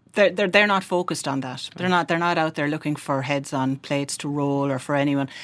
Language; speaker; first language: English; native; English